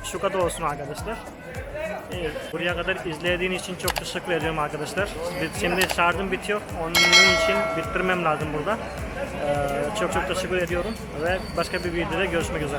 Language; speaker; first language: Turkish; non-native, fluent; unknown